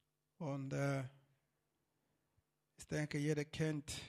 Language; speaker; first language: German; non-native, learner; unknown